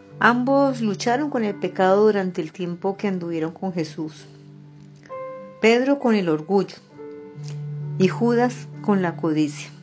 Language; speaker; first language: Spanish; native; Spanish